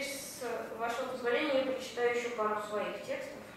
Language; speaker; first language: Russian; native; Russian